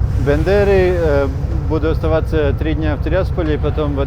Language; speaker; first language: Russian; non-native, learner; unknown